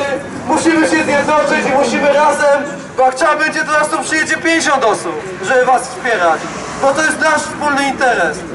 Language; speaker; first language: Polish; native; Polish